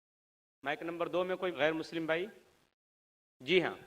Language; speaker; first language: Hindi; native; Hindi